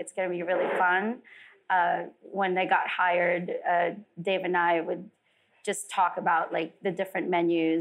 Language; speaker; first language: English; non-native, local second language; Filipino